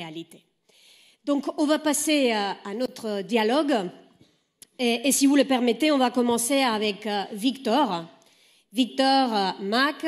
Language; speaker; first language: French; native; French